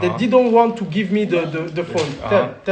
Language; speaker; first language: English; non-native, learner; French